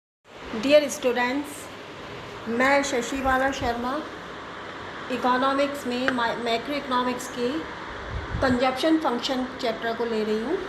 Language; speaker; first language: Hindi; native; Hindi